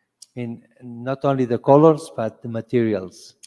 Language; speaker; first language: English; non-native, fluent; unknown